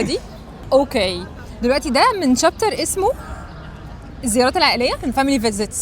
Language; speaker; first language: Arabic; native; Arabic